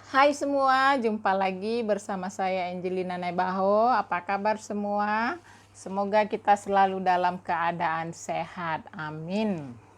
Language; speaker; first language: Indonesian; native; Indonesian